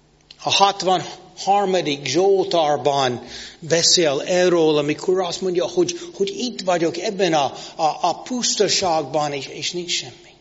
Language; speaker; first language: Hungarian; non-native, fluent; English